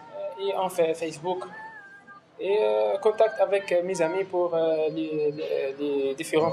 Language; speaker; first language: French; non-native, local second language; Arabic